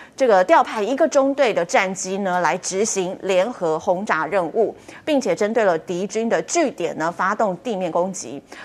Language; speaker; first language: Chinese; native; Chinese